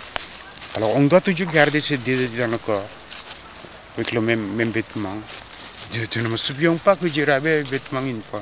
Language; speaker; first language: French; non-native, fluent; Korean